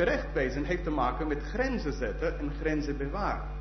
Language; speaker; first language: Dutch; non-native, fluent; English